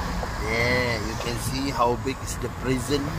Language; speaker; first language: English; non-native, learner; Malay